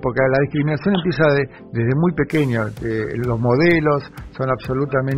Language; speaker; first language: Spanish; native; Spanish